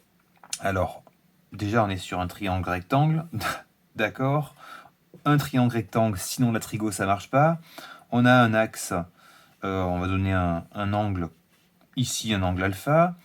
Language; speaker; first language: French; native; French